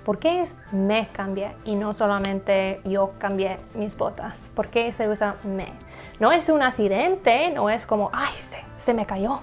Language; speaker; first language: Spanish; non-native, learner; English